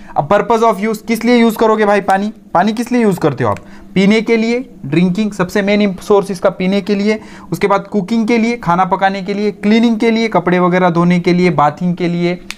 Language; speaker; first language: Hindi; non-native, local second language; Marathi